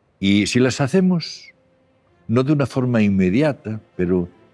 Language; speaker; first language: Spanish; native; Spanish